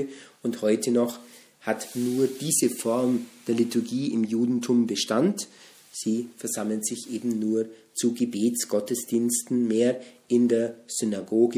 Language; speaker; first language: German; native; German